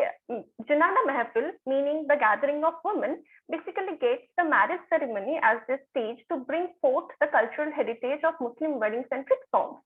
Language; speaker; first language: English; non-native, local second language; Bangla